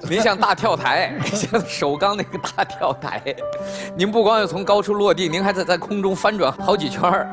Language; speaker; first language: Chinese; native; Chinese